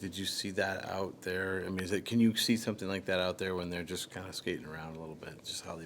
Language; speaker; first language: English; native; English